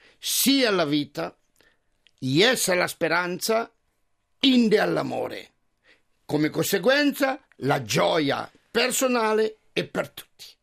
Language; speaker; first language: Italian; native; Italian